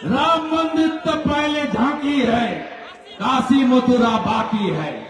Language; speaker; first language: Hindi; non-native, local second language; Bangla